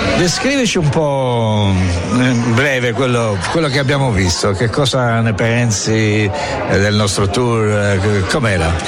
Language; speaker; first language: Italian; native; Italian